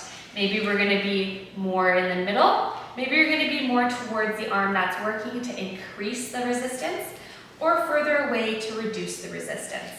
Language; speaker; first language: English; native; English